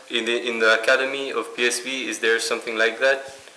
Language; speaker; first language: English; non-native, fluent; French